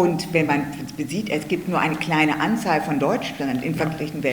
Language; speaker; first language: German; native; German